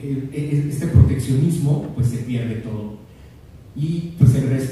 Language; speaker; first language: Spanish; native; Spanish